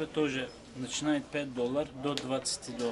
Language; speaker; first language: Russian; non-native, learner; Turkish